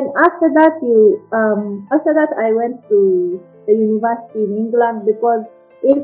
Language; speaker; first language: English; non-native, fluent; Japanese